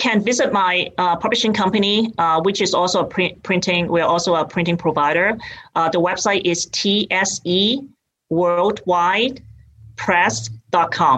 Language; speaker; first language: English; native; English